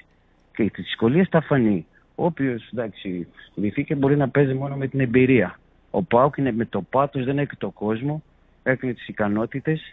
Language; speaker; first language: Greek; non-native, fluent; Portuguese